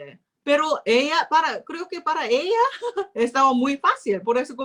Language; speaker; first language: Spanish; non-native, learner; Korean